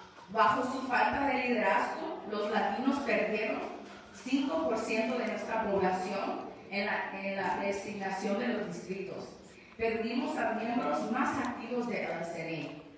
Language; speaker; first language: Spanish; early bilingual, heritage; Spanish